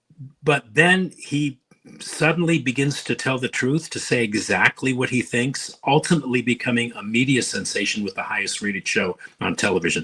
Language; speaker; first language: English; native; English